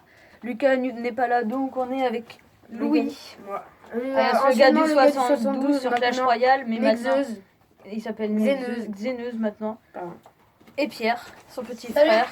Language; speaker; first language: French; native; French